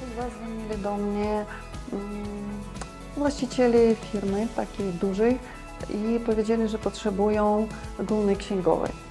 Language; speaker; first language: Polish; non-native, fluent; Ukrainian